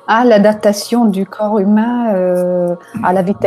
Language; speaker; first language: French; non-native, fluent; Italian